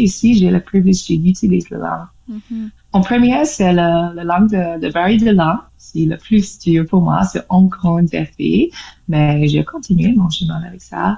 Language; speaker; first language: French; non-native, learner; English